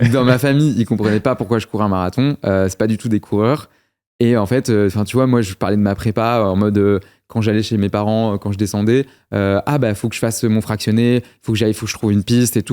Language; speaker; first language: French; native; French